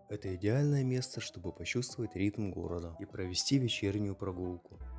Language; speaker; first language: Russian; native; Russian